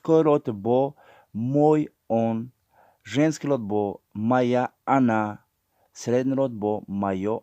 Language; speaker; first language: Russian; non-native, fluent; Tajik